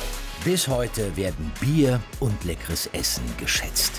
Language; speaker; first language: German; native; German